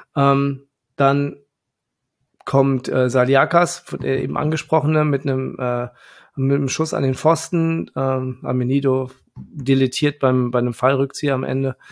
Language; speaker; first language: German; native; German